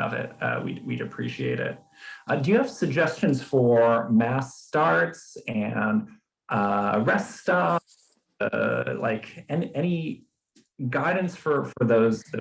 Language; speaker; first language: English; native; English